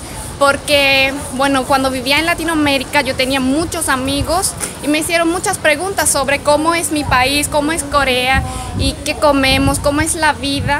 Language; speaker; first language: Spanish; non-native, fluent; Korean